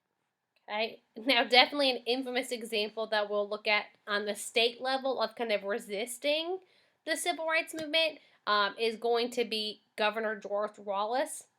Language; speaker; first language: English; native; English